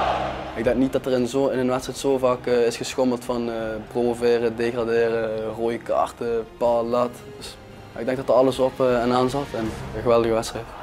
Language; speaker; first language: Dutch; native; Dutch